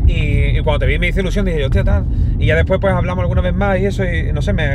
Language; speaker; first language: Spanish; native; Spanish